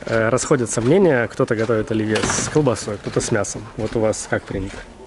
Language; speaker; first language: Russian; native; Russian